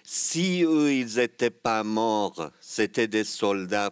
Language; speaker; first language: French; non-native, fluent; Kurdish